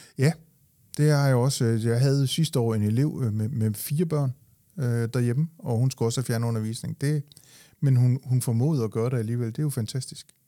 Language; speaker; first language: Danish; native; Danish